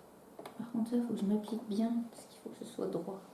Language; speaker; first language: French; native; French